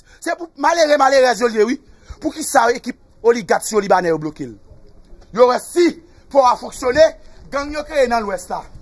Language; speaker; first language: French; non-native, local second language; Haitian Creole